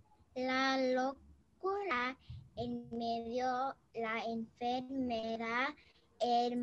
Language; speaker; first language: Spanish; non-native, learner; English